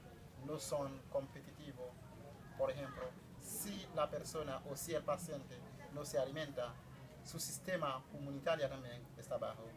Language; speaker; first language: Spanish; non-native, fluent; Haitian Creole